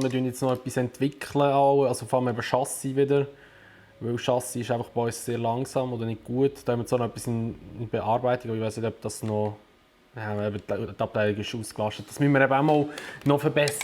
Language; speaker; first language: German; native; German